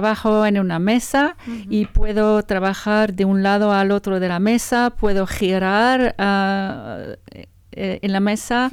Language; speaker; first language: Spanish; non-native, learner; French